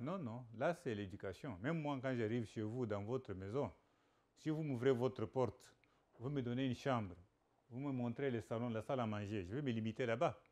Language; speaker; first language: French; non-native, local second language; Lingala